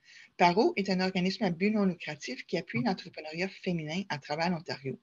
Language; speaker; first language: French; native; French